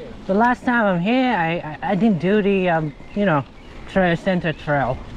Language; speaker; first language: English; non-native, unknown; Thai